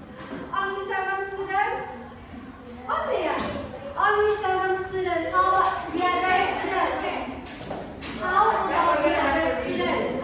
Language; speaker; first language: English; non-native, learner; Indonesian